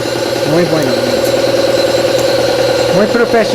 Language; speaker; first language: Spanish; non-native, learner; English